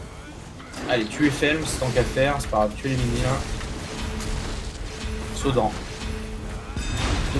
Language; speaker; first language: French; native; French